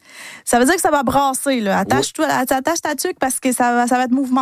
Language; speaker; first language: French; non-native, fluent; Spanish